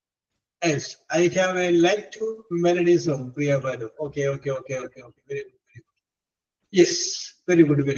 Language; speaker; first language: English; non-native, local second language; Malayalam